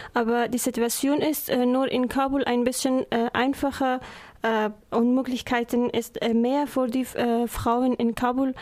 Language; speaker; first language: German; non-native, learner; Persian